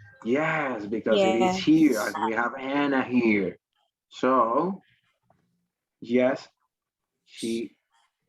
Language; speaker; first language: English; non-native, fluent; Spanish